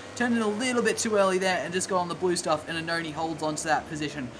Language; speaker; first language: English; native; English